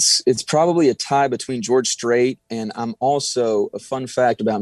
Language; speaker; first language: English; native; English